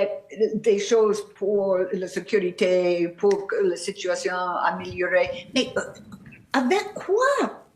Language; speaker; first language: French; non-native, fluent; English